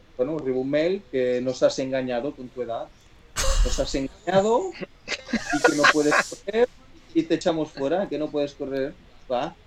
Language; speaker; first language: Spanish; non-native, local second language; Catalan